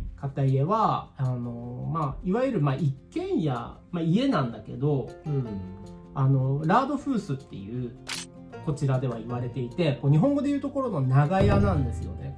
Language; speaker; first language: Japanese; native; Japanese